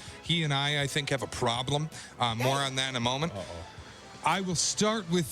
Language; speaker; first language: English; native; English